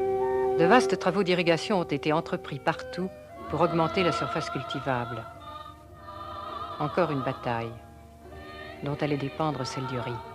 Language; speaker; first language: French; native; French